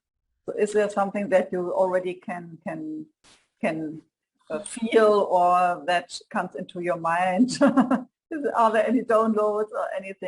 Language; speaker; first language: English; non-native, fluent; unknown